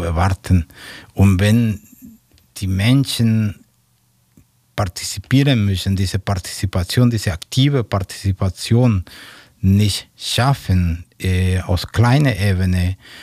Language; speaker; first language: German; non-native, fluent; Spanish